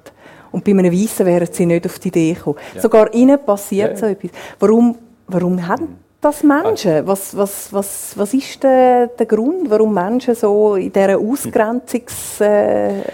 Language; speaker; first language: German; native; German